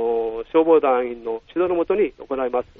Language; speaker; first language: Japanese; native; Japanese